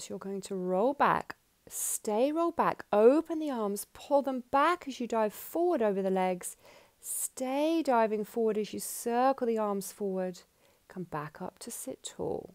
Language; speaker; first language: English; native; English